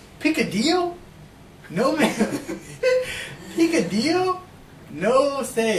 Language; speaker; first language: Spanish; non-native, learner; English